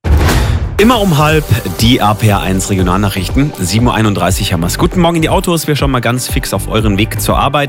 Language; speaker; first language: German; native; German